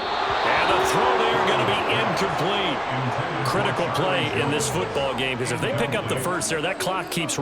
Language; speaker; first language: English; native; English